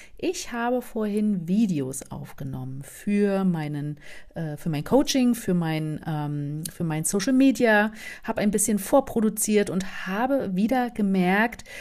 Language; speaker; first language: German; native; German